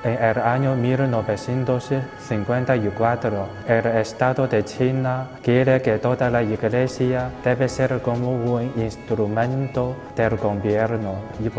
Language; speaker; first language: Spanish; non-native, fluent; Chinese